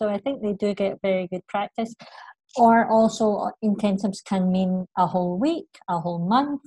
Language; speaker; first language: English; native; English